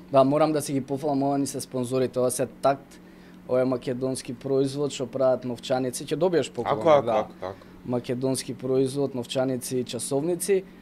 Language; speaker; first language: Macedonian; native; Macedonian